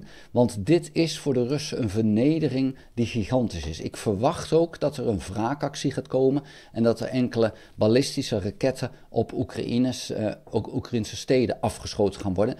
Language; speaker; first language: Dutch; native; Dutch